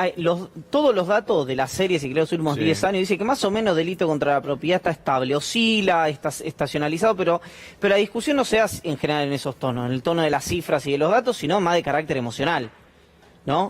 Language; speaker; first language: Spanish; native; Spanish